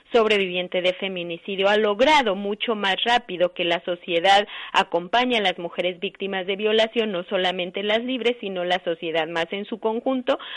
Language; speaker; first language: Spanish; native; Spanish